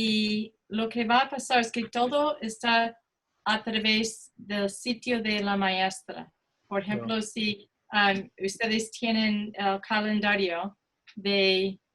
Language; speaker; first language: Spanish; non-native, fluent; English